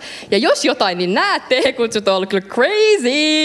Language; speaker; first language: Finnish; native; Finnish